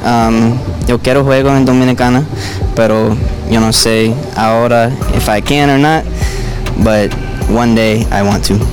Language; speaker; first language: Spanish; early bilingual, heritage; English